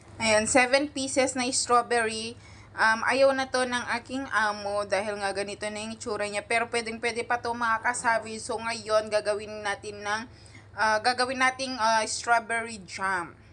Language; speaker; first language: Filipino; non-native, local second language; Iloko